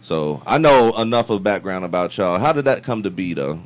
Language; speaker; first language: English; native; English